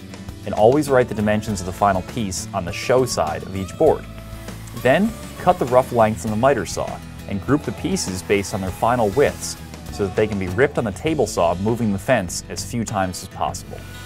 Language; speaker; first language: English; native; English